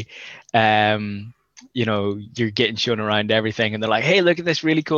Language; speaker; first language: English; native; English